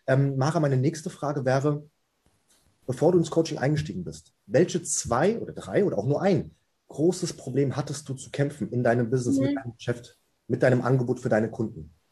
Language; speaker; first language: German; native; German